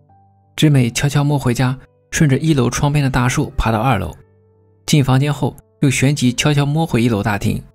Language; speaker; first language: Chinese; native; Chinese